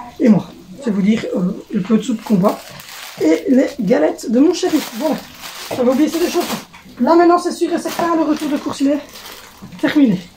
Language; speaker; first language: French; native; French